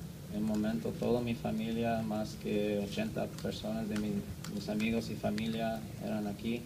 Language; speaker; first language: Spanish; non-native, learner; English